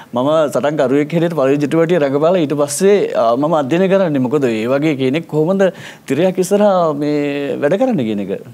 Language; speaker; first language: Sinhala; native; Sinhala